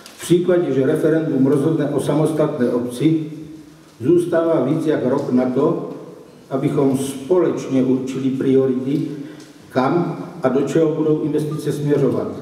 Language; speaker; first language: Czech; native; Czech